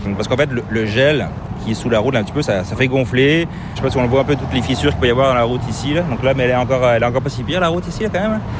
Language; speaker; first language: French; native; French